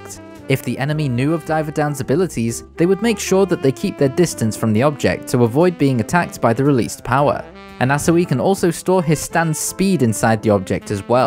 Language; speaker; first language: English; native; English